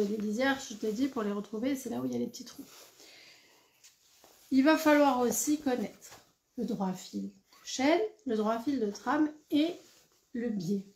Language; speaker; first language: French; native; French